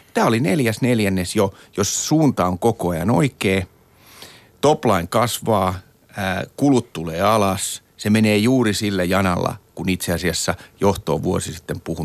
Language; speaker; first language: Finnish; native; Finnish